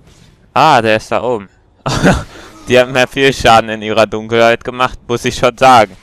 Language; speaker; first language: German; native; German